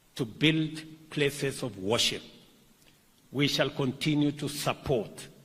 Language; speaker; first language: English; non-native, local second language; Kalenjin